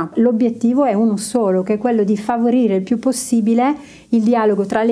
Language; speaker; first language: Italian; native; Italian